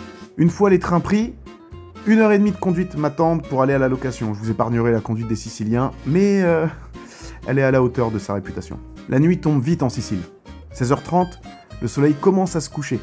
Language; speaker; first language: French; native; French